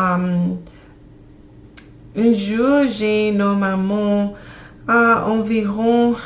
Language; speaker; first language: French; non-native, learner; English